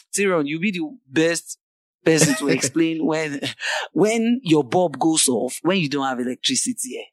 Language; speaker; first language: English; non-native, local second language; Yoruba